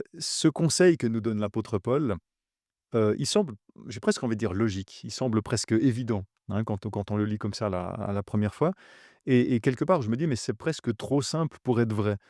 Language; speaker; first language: French; native; French